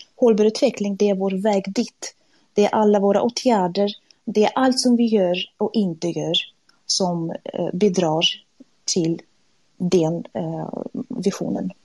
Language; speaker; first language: Swedish; non-native, fluent; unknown